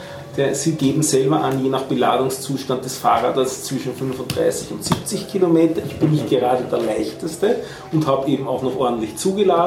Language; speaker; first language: German; native; German